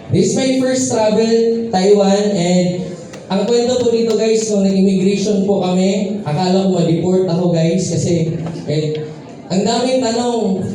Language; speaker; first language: Filipino; non-native, local second language; Cebuano